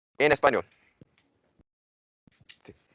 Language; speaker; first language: Spanish; non-native, fluent; English